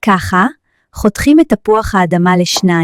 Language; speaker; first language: Hebrew; native; Hebrew